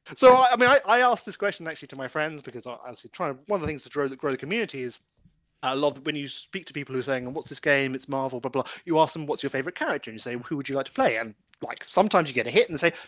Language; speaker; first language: English; native; English